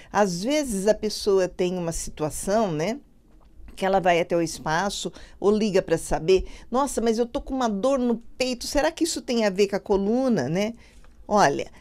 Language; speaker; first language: Portuguese; native; Portuguese